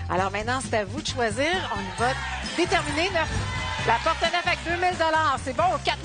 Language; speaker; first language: French; native; French